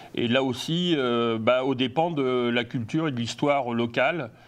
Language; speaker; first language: French; native; French